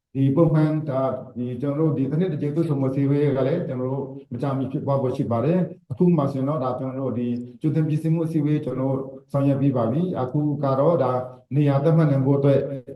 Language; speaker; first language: Burmese; non-native, local second language; Shwe Palaung